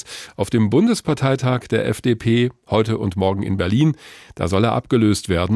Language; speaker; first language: German; native; German